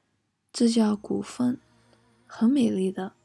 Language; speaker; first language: Chinese; early bilingual, heritage; English